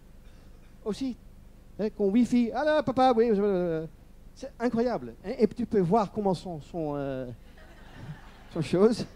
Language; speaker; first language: French; non-native, learner; Dutch